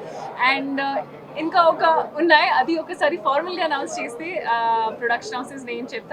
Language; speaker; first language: Telugu; non-native, fluent; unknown